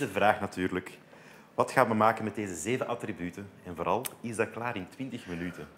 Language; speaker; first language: Dutch; native; Dutch